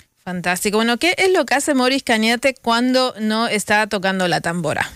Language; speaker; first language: Spanish; native; Spanish